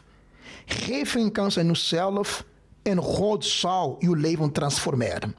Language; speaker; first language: Dutch; non-native, fluent; Portuguese